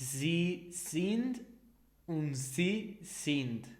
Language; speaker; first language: German; non-native, learner; Spanish